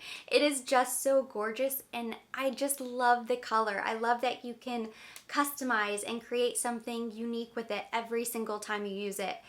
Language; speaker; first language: English; native; English